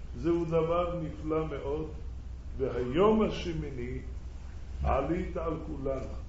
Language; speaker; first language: Hebrew; early bilingual, other home language; Arabic